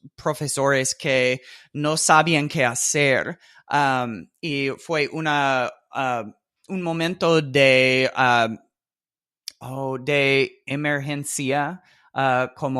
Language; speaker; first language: Spanish; non-native, fluent; English